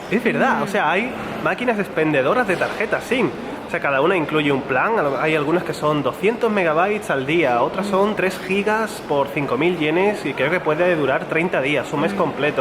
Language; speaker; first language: Spanish; native; Spanish